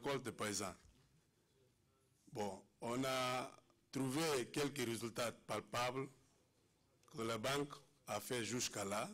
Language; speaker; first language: French; non-native, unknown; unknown